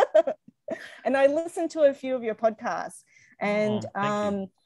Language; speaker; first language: English; native; English